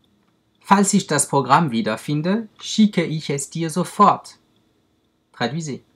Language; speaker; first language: German; non-native, fluent; French